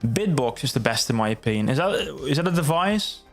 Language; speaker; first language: English; non-native, fluent; Dutch